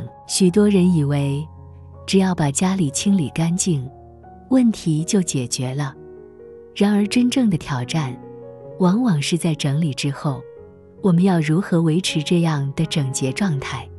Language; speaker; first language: Chinese; native; Chinese